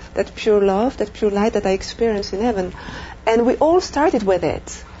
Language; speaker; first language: English; non-native, fluent; French